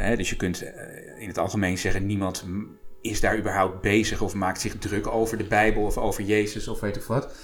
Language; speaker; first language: Dutch; native; Dutch